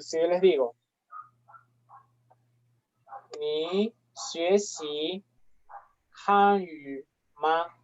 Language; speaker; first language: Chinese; non-native, fluent; Spanish